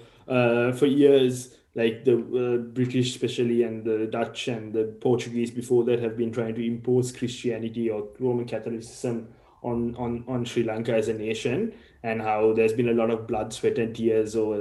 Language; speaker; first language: English; non-native, local second language; Sinhala